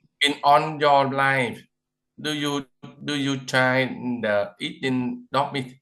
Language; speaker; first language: English; non-native, learner; Vietnamese